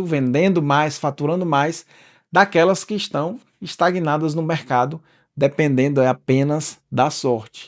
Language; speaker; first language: Portuguese; native; Portuguese